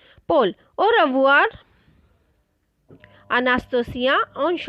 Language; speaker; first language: French; non-native, fluent; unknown